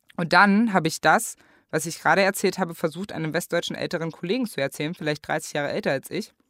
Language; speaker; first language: German; native; German